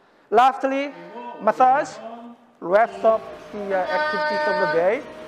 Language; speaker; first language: English; non-native, fluent; Korean